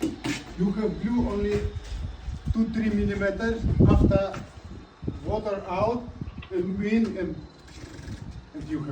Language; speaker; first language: English; non-native, learner; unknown